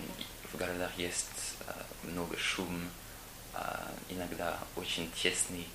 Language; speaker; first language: Russian; non-native, learner; English